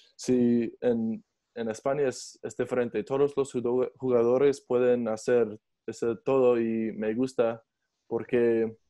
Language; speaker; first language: Spanish; non-native, learner; English